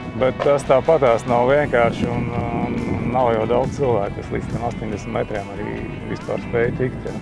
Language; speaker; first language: Latvian; native; Latvian